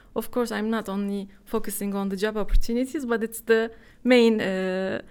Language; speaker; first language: English; non-native, fluent; Turkish